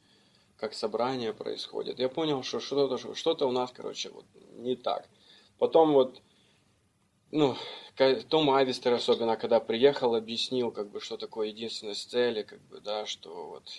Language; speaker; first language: Russian; native; Russian